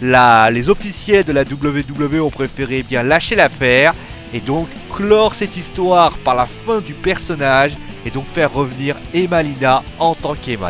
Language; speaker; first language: French; native; French